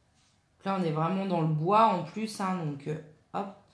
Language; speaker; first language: French; native; French